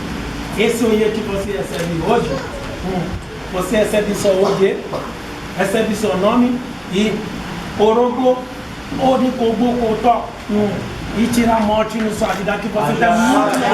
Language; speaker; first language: Portuguese; non-native, fluent; Yoruba